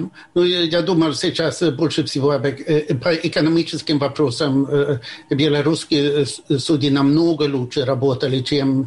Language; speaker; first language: Russian; non-native, fluent; Swedish